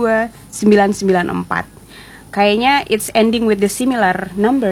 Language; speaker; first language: English; non-native, fluent; Indonesian